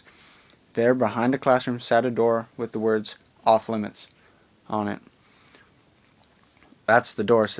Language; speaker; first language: English; native; English